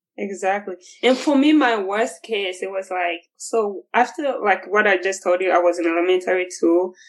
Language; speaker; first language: English; non-native, local second language; Kinyarwanda